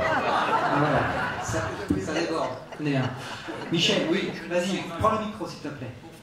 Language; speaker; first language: French; native; French